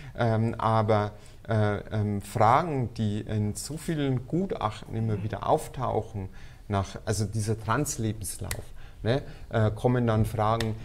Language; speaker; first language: German; native; German